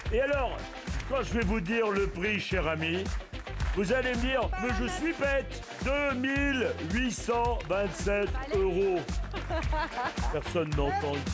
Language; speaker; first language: French; native; French